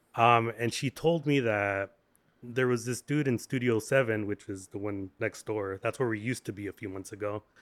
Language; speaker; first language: English; native; English